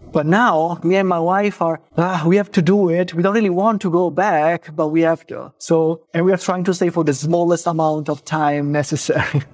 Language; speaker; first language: English; non-native, fluent; Italian